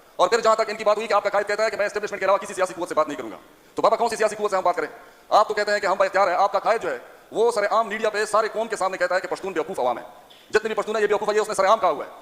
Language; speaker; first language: Urdu; non-native, local second language; Pashto